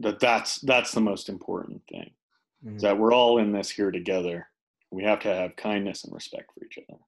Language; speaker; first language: English; native; English